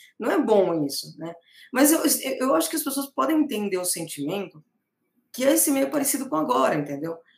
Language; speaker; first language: Portuguese; early bilingual, other home language; Spanish